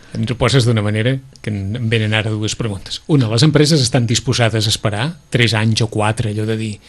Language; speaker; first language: Catalan; native; Catalan